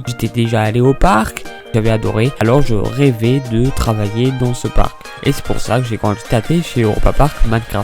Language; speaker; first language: French; native; French